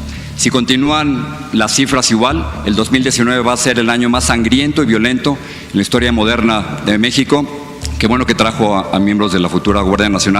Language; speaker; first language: Spanish; native; Spanish